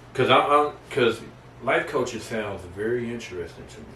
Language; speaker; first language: English; native; English